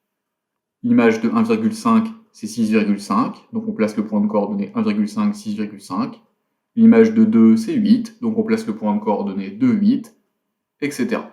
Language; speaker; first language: French; native; French